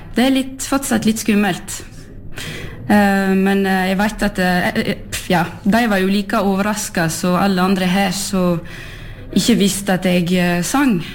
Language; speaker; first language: Norwegian; early bilingual, heritage; French